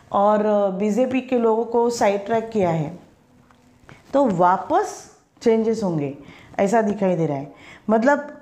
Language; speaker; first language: Hindi; non-native, local second language; Marathi